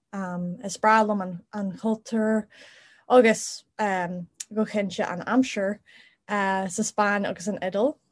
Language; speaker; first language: Irish; non-native, local second language; English